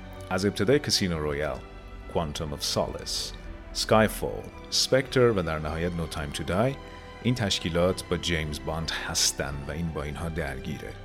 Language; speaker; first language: Persian; native; Persian